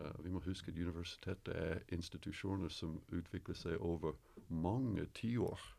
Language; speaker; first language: Norwegian; non-native, fluent; English